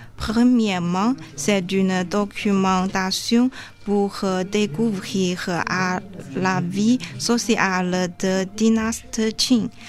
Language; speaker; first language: French; non-native, learner; Chinese